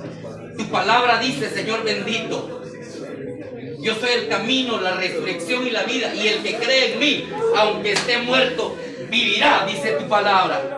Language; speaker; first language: Spanish; native; Spanish